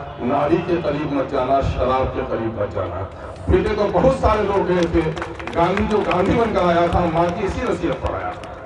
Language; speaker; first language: Urdu; non-native, local second language; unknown